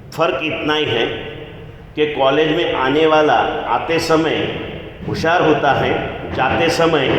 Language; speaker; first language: Hindi; non-native, local second language; Gujarati